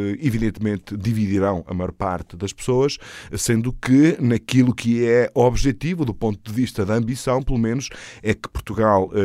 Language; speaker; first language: Portuguese; native; Portuguese